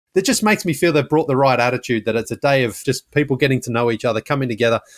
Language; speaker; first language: English; native; English